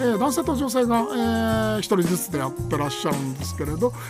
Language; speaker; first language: Japanese; native; Japanese